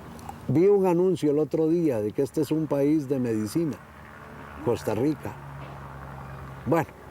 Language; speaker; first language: Spanish; native; Spanish